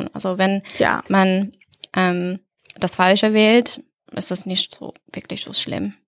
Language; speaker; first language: German; non-native, fluent; English